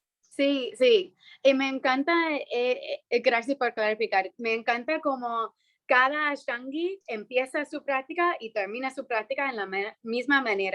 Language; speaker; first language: Spanish; non-native, fluent; English